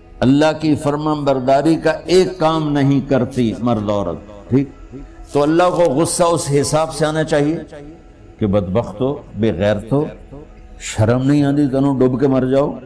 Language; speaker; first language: Urdu; non-native, local second language; Punjabi